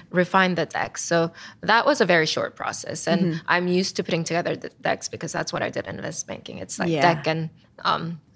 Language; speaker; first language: English; native; English